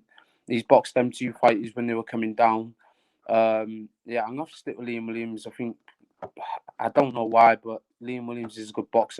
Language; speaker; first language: English; native; English